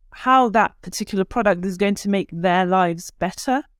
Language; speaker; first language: English; early bilingual, other home language; Turkish